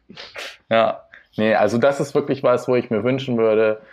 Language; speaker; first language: German; native; German